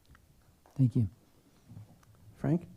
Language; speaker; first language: English; native; English